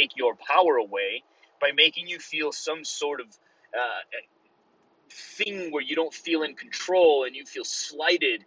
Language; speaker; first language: English; early bilingual, other home language; Spanish